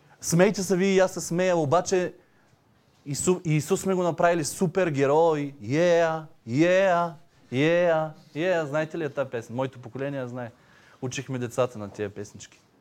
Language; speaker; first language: Bulgarian; native; Bulgarian